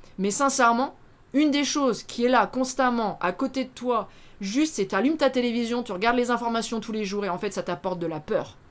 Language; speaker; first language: French; native; French